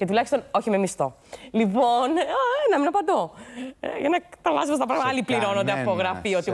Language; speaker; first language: Greek; native; Greek